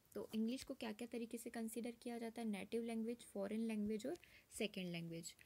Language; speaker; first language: Hindi; native; Hindi